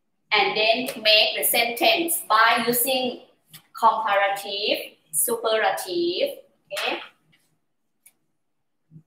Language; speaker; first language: English; non-native, learner; Thai